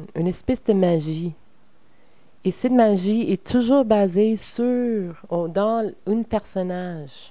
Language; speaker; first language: French; non-native, learner; English